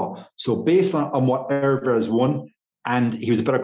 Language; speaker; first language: English; native; English